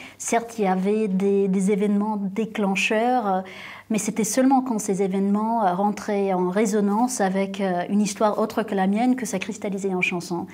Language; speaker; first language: French; non-native, local second language; English